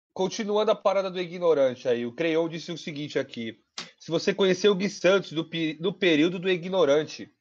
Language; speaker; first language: Portuguese; native; Portuguese